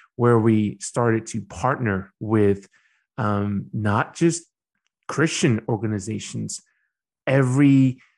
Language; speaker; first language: English; early bilingual, other home language; Burmese